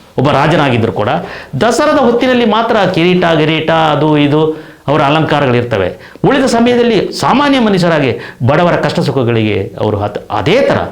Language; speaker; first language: Kannada; non-native, local second language; Kodava